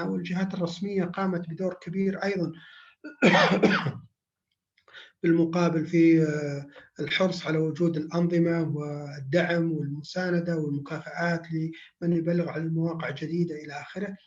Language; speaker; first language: Arabic; native; Arabic